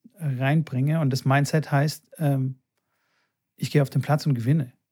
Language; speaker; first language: German; early bilingual, other home language; Bulgarian